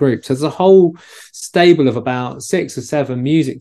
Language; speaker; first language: English; native; English